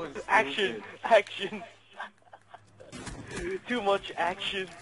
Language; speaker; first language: English; native; English